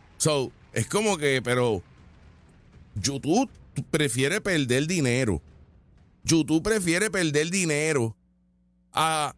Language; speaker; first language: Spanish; native; Spanish